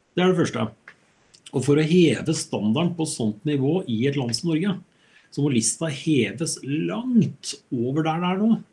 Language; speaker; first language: Norwegian; native; Norwegian